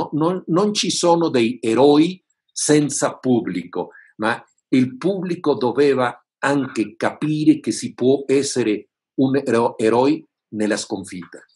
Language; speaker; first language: Italian; non-native, fluent; Spanish